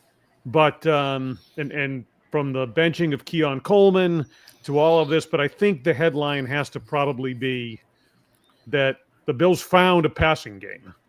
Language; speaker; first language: English; native; English